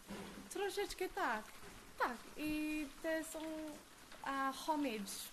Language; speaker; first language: Polish; early bilingual, heritage; English